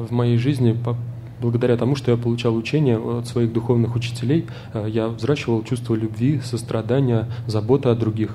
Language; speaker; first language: Russian; native; Russian